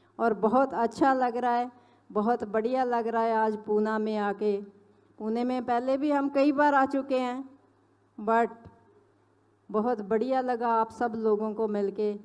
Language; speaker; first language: Hindi; non-native, local second language; Punjabi